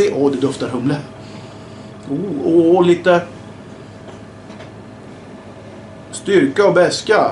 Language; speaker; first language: Swedish; native; Swedish